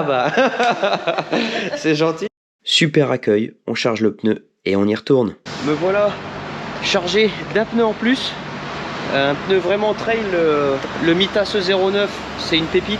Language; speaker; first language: French; native; French